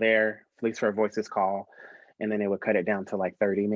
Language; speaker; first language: English; native; English